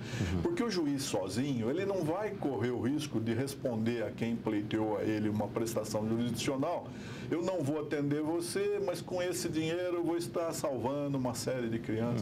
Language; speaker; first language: Portuguese; native; Portuguese